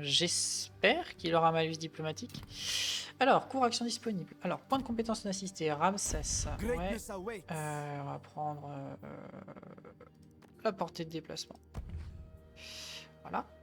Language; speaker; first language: French; native; French